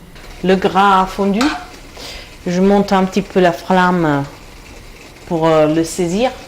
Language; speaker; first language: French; non-native, fluent; Italian